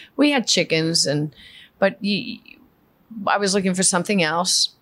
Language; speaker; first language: English; early bilingual, other home language; Spanish